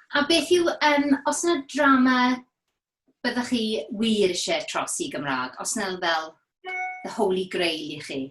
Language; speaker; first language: Welsh; native; Welsh